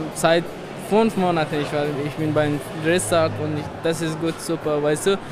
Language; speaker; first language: German; non-native, learner; Persian